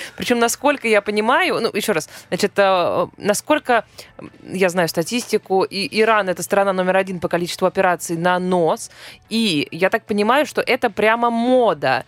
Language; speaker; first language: Russian; native; Russian